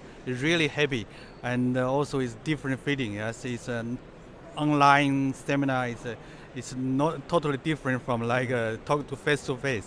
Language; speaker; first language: English; non-native, fluent; Chinese